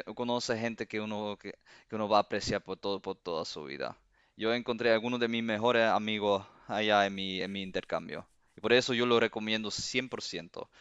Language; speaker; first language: Spanish; early bilingual, heritage; Spanish